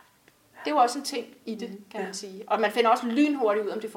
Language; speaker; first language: Danish; native; Danish